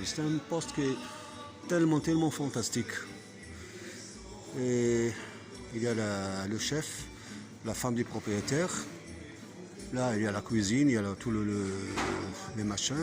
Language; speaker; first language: French; non-native, fluent; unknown